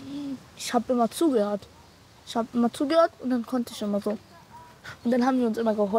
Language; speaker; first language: German; early bilingual, other home language; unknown